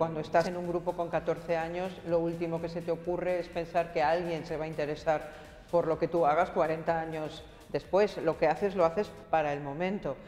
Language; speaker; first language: Spanish; native; Spanish